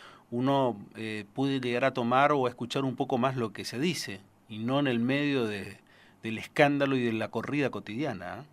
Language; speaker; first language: Spanish; native; Spanish